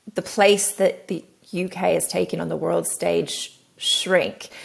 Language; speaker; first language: English; native; English